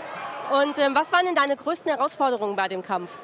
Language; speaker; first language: German; native; German